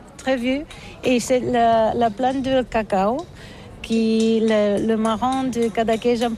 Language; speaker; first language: French; non-native, learner; Catalan